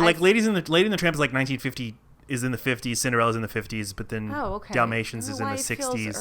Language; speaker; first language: English; native; English